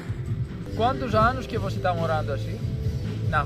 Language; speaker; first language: Portuguese; non-native, fluent; Greek